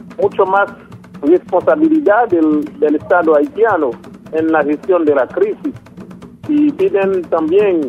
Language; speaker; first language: Spanish; non-native, local second language; Haitian Creole